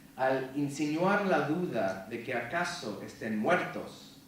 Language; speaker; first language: Spanish; early bilingual, other home language; English